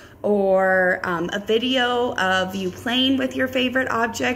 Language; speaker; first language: English; native; English